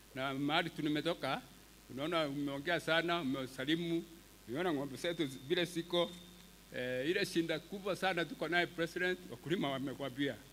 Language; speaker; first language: Swahili; non-native, local second language; Meru